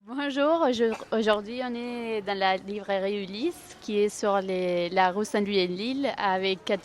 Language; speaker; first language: French; non-native, fluent; Spanish